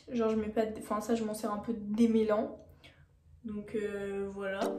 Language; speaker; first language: French; native; French